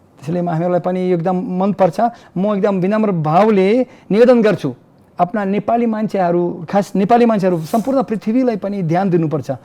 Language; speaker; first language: Nepali; non-native, fluent; Russian